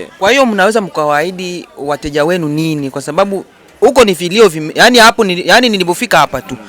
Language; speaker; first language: Swahili; native; Swahili